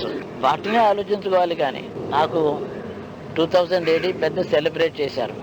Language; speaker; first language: Telugu; native; Telugu